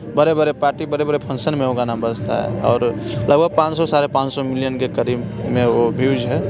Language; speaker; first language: Hindi; native; Hindi